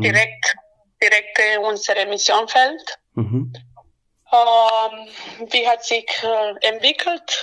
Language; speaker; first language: German; non-native, learner; Romanian